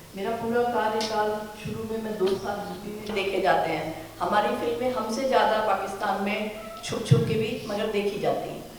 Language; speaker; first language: Hindi; native; Hindi